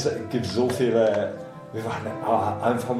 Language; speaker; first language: German; non-native, fluent; English